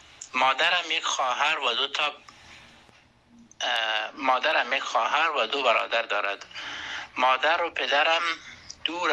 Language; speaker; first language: Persian; non-native, fluent; Urdu